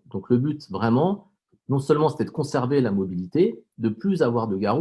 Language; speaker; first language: French; native; French